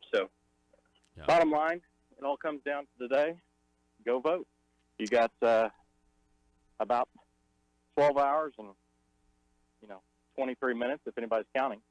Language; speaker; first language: English; native; English